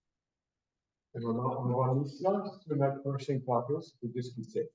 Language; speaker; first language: French; native; French